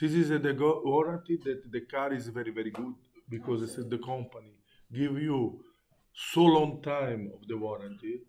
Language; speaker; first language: English; non-native, learner; Italian